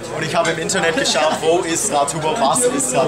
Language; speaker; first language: German; non-native, fluent; English